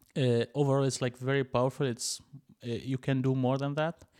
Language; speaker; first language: English; non-native, fluent; Arabic